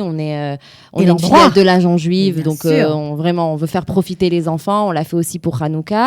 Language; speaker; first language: French; native; French